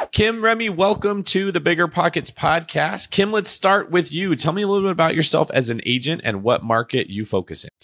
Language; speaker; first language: English; native; English